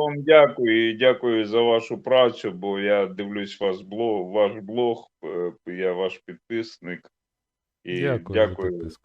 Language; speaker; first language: Ukrainian; non-native, local second language; Russian